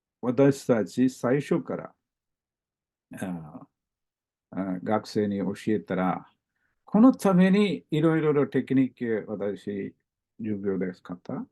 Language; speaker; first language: Japanese; non-native, learner; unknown